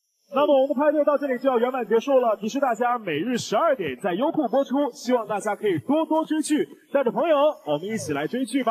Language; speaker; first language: Chinese; native; Chinese